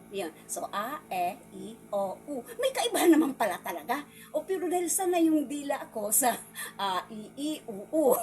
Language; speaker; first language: Filipino; non-native, local second language; Cebuano